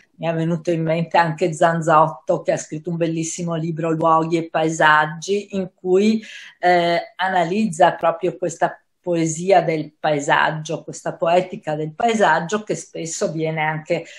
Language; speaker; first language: Italian; native; Italian